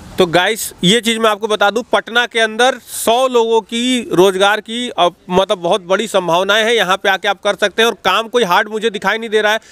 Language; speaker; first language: Hindi; native; Hindi